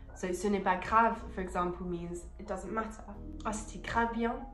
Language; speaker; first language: French; early bilingual, other home language; English